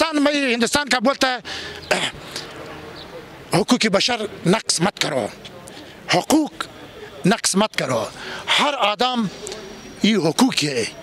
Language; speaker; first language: Hindi; non-native, learner; Pashto